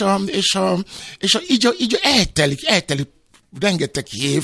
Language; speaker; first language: Hungarian; non-native, fluent; Yoruba